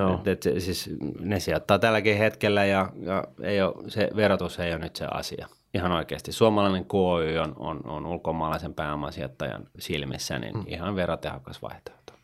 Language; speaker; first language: Finnish; native; Finnish